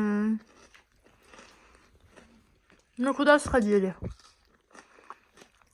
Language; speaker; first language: Russian; non-native, fluent; Tajik